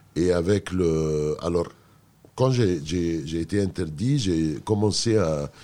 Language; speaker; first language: French; non-native, fluent; Arabic